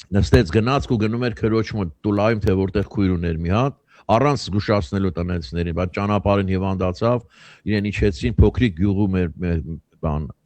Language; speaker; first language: Armenian; native; Armenian